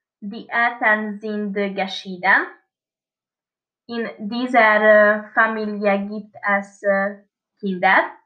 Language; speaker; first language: German; non-native, learner; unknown